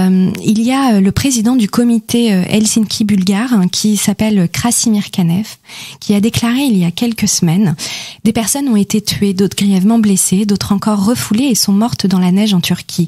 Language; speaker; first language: French; native; French